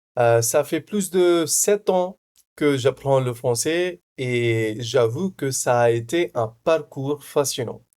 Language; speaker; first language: French; non-native, fluent; Hindi